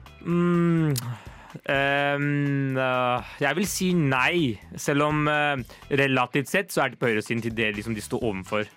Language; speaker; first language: Norwegian; native; Norwegian